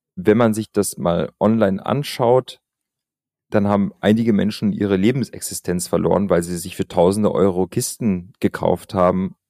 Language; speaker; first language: German; early bilingual, other home language; Albanian